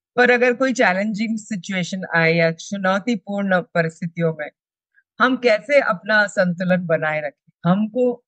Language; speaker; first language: Hindi; non-native, local second language; Telugu